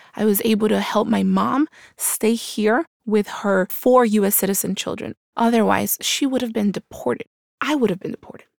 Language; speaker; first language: English; early bilingual, other home language; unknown